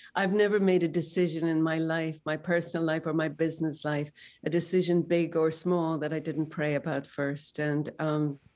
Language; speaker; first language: English; native; English